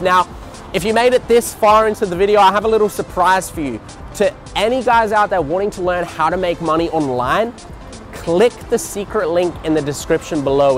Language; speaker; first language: English; native; English